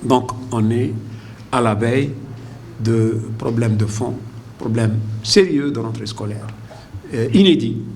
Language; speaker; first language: French; non-native, local second language; Arabic